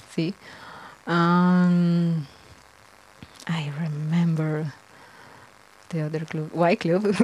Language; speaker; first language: English; non-native, learner; Spanish